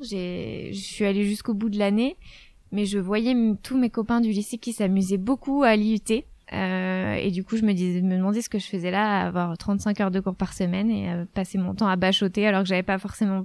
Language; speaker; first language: French; native; French